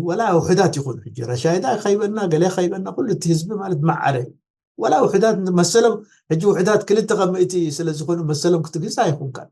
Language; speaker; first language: Tigrinya; non-native, local second language; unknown